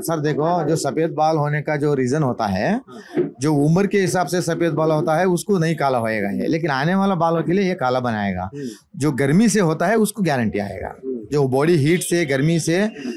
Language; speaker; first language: Hindi; non-native, local second language; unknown